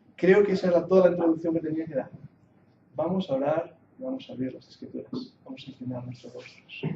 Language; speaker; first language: Spanish; non-native, fluent; English